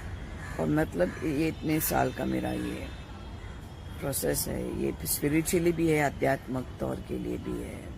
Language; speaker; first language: Hindi; native; Hindi